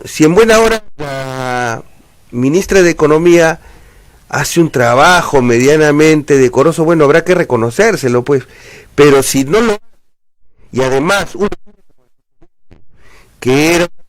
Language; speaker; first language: Spanish; native; Spanish